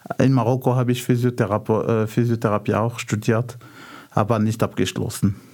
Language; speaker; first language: German; non-native, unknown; Arabic